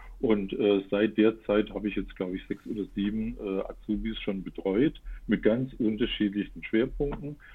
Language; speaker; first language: German; native; German